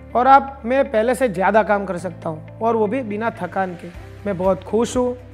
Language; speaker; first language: Hindi; non-native, local second language; Gujarati